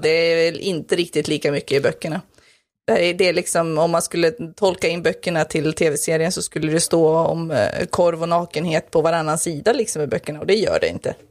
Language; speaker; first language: Swedish; native; Swedish